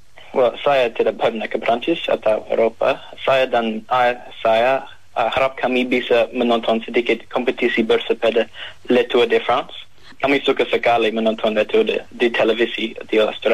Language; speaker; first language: Indonesian; non-native, learner; English